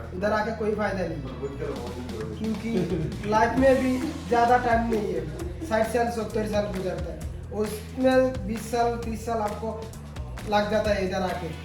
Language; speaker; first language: Hindi; non-native, learner; Bangla